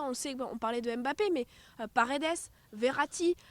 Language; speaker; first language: French; native; French